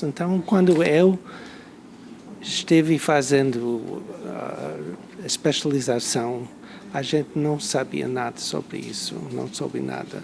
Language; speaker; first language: Portuguese; non-native, fluent; English